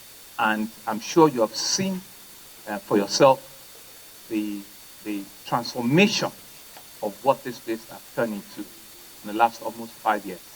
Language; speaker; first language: English; non-native, local second language; Yoruba